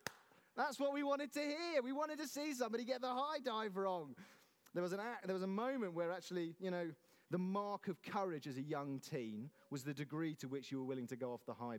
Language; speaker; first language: English; native; English